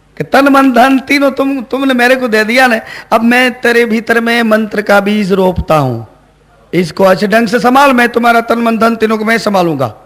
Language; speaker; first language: Hindi; non-native, local second language; Gujarati